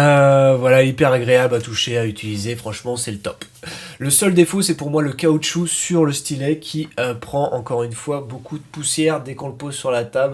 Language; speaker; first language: French; native; French